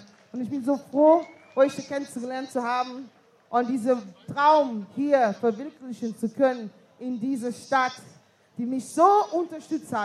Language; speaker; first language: German; non-native, fluent; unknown